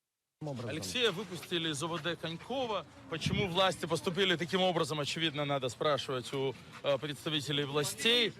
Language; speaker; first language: Russian; native; Russian